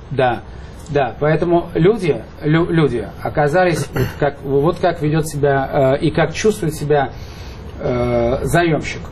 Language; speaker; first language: Russian; native; Russian